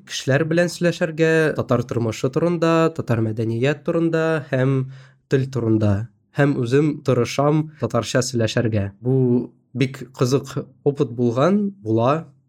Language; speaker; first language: Tatar; non-native, local second language; Russian